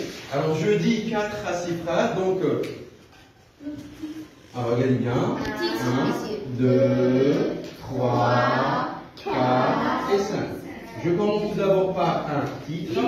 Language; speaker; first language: French; non-native, local second language; Arabic